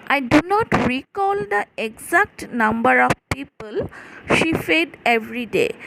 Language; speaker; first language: English; non-native, local second language; Assamese